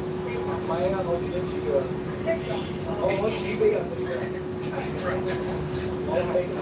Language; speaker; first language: Cantonese; early bilingual, heritage; Cantonese